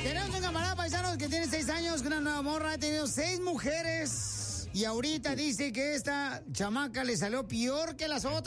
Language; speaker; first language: Spanish; native; Spanish